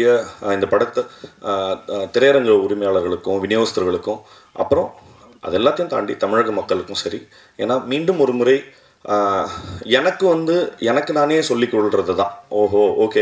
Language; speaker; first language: Tamil; native; Tamil